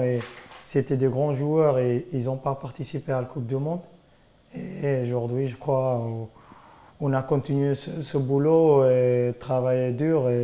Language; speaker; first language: French; non-native, fluent; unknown